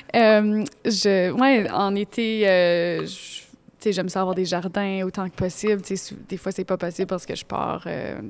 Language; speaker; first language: French; native; French